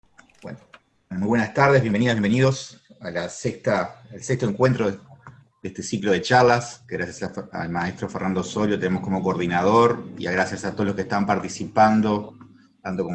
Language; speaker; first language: Spanish; native; Spanish